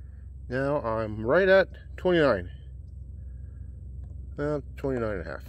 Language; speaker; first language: English; native; English